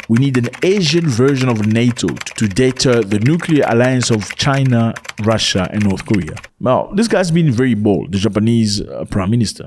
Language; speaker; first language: English; non-native, fluent; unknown